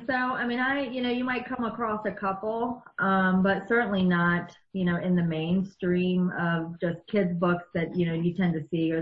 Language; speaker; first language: English; native; English